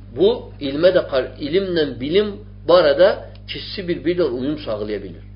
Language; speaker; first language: Turkish; non-native, fluent; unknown